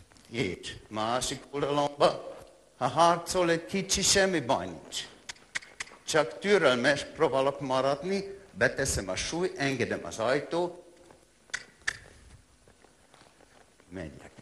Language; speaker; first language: Hungarian; non-native, learner; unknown